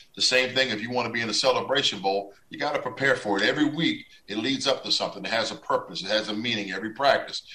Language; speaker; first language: English; native; English